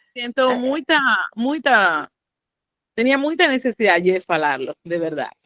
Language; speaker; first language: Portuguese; non-native, learner; Spanish